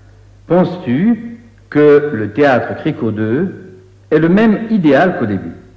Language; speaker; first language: French; native; French